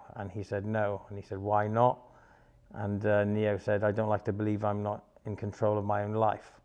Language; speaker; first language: English; native; English